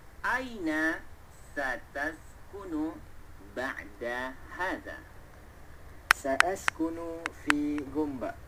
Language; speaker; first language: Arabic; non-native, fluent; Malay